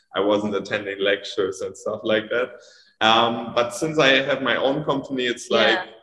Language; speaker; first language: English; non-native, fluent; German